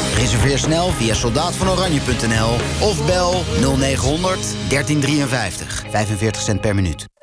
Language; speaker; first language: Dutch; native; Dutch